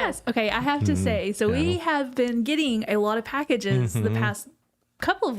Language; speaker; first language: English; native; English